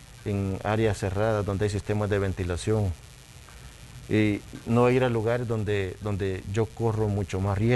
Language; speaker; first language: Spanish; native; Spanish